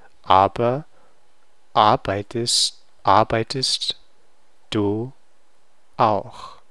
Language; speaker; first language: German; non-native, learner; English